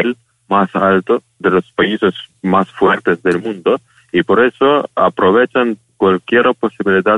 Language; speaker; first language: Spanish; non-native, fluent; Ukrainian